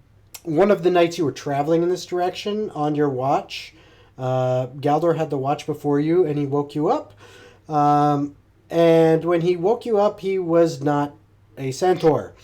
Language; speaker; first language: English; native; English